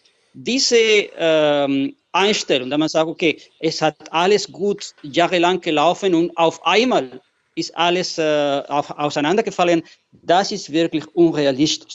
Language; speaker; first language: German; non-native, fluent; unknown